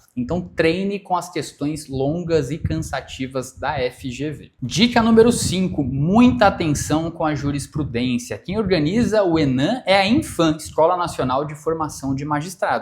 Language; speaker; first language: Portuguese; native; Portuguese